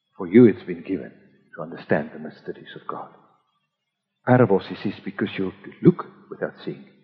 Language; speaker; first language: English; non-native, local second language; Afrikaans